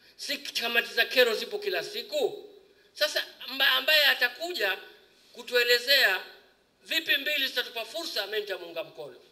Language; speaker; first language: Swahili; native; Swahili